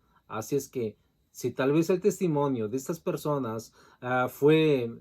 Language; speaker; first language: Spanish; native; Spanish